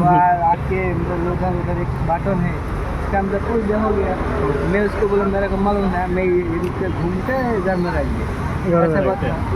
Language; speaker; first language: Hindi; non-native, local second language; Bangla